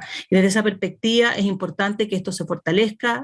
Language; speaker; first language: Spanish; native; Spanish